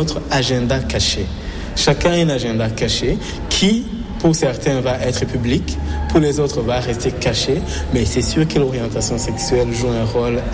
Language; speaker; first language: French; non-native, local second language; Kinyarwanda